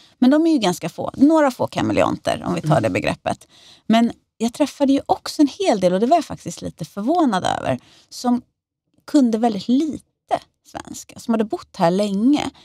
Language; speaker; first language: Swedish; native; Swedish